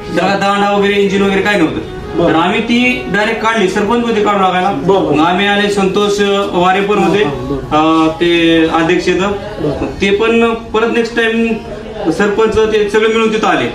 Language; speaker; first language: Marathi; native; Marathi